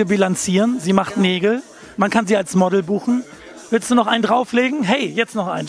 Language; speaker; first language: German; native; German